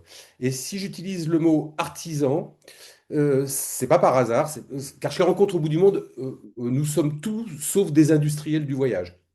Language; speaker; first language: French; native; French